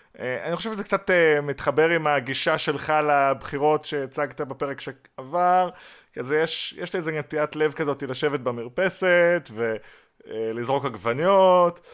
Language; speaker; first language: Hebrew; native; Hebrew